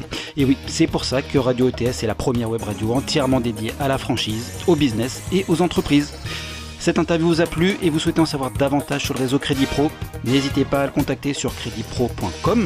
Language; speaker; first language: French; native; French